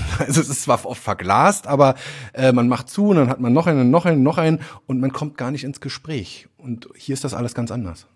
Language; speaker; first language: German; native; German